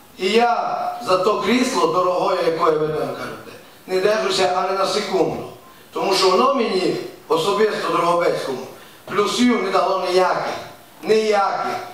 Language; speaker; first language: Ukrainian; native; Ukrainian